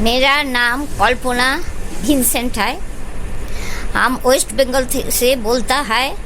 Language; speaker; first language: Hindi; non-native, local second language; Bangla